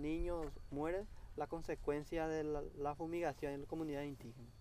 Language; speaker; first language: Spanish; non-native, local second language; Guarani